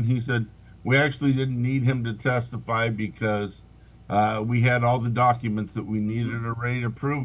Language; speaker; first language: English; native; English